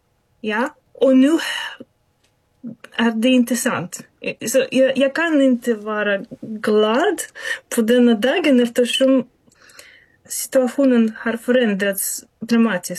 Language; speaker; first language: Swedish; non-native, fluent; Russian